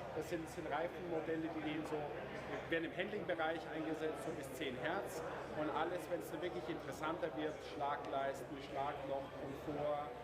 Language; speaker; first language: German; native; German